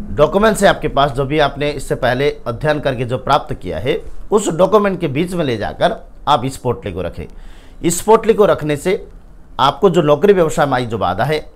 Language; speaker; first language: Hindi; native; Hindi